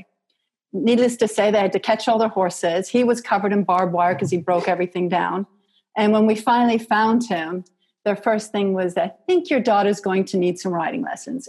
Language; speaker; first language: English; native; English